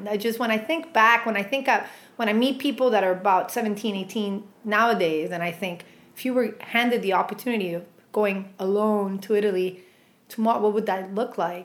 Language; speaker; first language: English; native; English